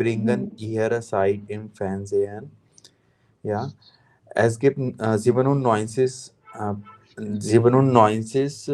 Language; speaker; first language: German; non-native, fluent; Hindi